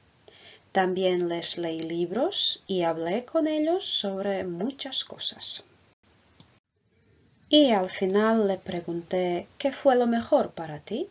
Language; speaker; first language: Spanish; non-native, fluent; Croatian